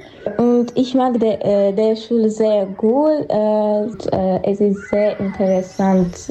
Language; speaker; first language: German; non-native, learner; Armenian